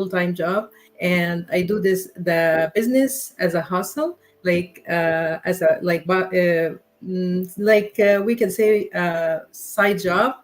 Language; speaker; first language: English; non-native, learner; Arabic